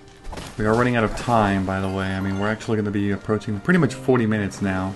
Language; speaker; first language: English; native; English